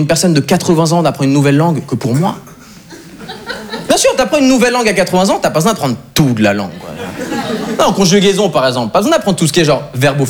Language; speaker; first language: French; native; French